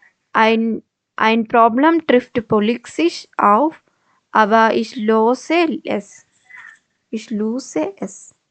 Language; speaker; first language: German; non-native, learner; Malayalam